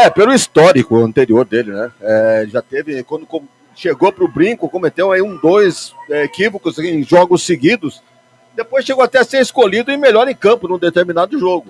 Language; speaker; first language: Portuguese; native; Portuguese